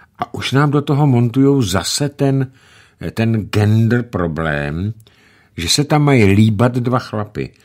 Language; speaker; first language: Czech; native; Czech